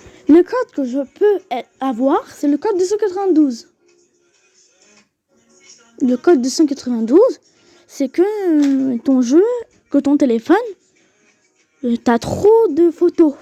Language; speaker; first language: French; native; French